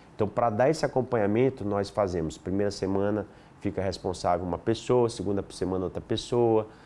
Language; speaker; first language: Portuguese; native; Portuguese